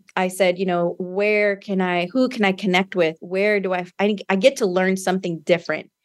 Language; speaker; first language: English; native; English